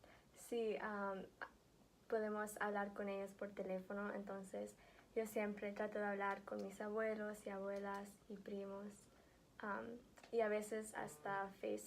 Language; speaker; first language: Spanish; early bilingual, heritage; Spanish